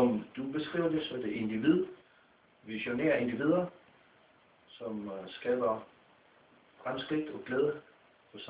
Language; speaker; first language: Danish; non-native, fluent; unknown